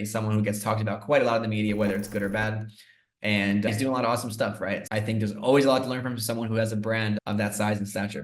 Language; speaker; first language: English; native; English